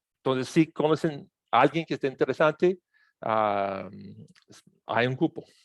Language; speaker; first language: Spanish; non-native, fluent; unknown